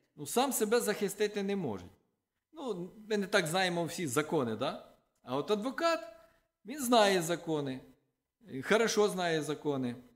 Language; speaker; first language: Ukrainian; non-native, local second language; Russian